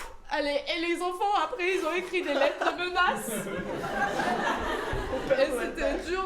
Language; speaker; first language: French; native; French